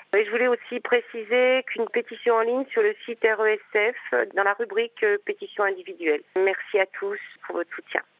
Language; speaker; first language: French; native; French